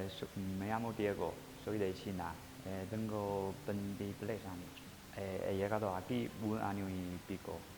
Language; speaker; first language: Spanish; non-native, learner; Chinese